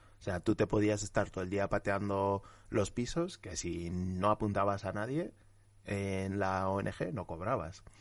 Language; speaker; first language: Spanish; early bilingual, other home language; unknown